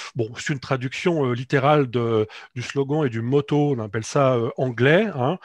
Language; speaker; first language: French; native; French